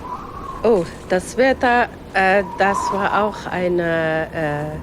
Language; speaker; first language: German; non-native, fluent; Arabic